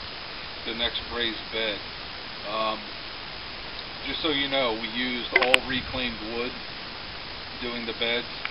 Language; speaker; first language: English; native; English